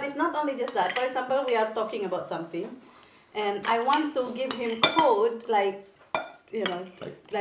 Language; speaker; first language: English; non-native, fluent; Indonesian